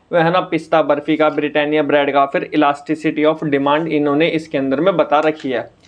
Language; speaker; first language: Hindi; native; Hindi